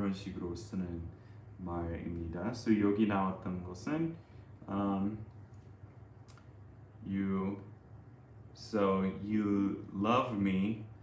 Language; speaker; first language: Korean; non-native, fluent; English